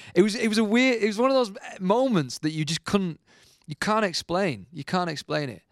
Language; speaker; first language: English; native; English